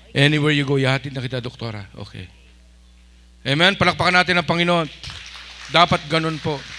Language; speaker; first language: Filipino; non-native, local second language; Iloko